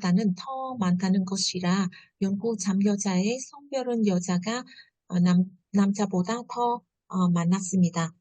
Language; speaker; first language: Korean; non-native, fluent; Vietnamese